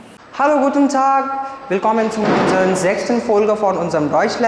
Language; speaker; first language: German; non-native, fluent; Marathi